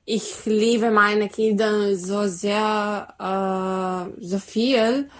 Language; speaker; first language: German; non-native, learner; Serbian